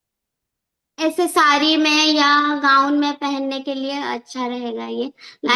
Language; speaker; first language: Hindi; non-native, local second language; Odia